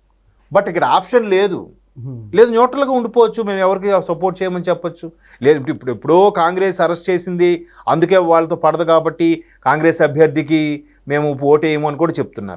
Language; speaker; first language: Telugu; native; Telugu